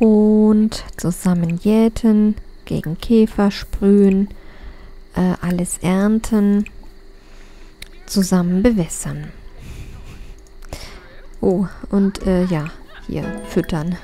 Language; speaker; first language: German; native; German